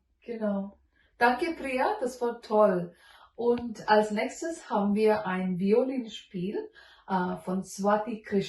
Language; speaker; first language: German; non-native, learner; Malayalam